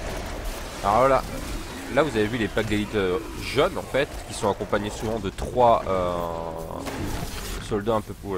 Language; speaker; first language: French; native; French